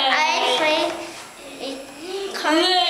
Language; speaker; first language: English; non-native, learner; Korean